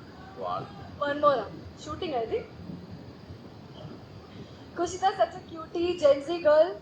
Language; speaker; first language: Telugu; non-native, local second language; Hindi